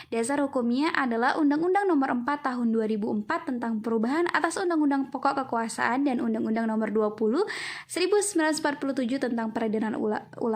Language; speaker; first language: Indonesian; native; Indonesian